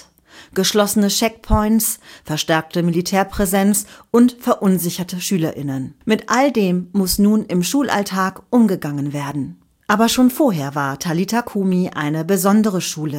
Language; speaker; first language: German; native; German